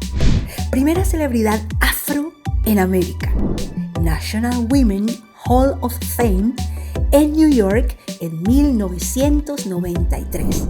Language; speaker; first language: Spanish; native; Spanish